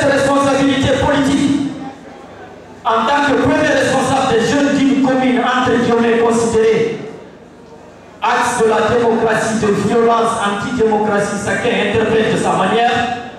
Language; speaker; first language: French; non-native, local second language; Fula